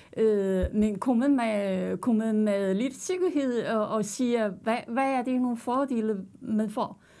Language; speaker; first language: Danish; non-native, fluent; Chinese